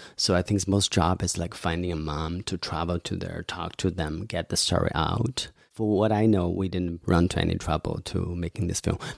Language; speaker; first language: English; non-native, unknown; Chinese